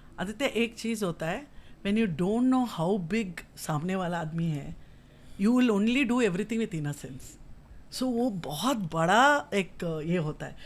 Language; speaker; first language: Hindi; non-native, local second language; Kannada